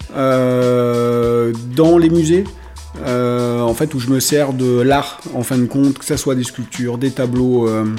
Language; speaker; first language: French; native; French